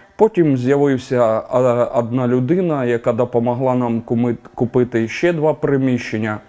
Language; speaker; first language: Ukrainian; native; Ukrainian